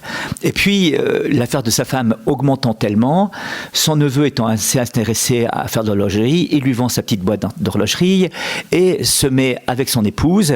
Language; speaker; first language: French; native; French